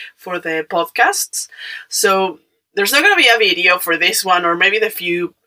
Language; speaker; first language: English; non-native, fluent; Spanish